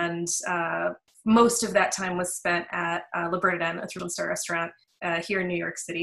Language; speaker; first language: English; native; English